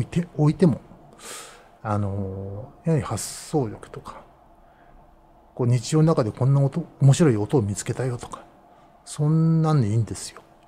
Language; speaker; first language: Japanese; native; Japanese